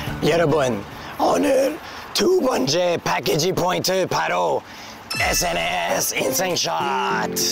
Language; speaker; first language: Korean; non-native, fluent; English